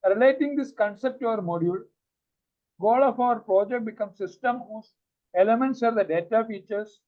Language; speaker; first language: English; non-native, local second language; Malayalam